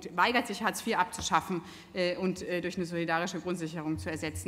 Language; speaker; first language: German; native; German